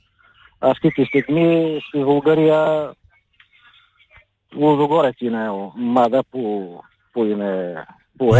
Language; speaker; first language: Greek; non-native, fluent; Bulgarian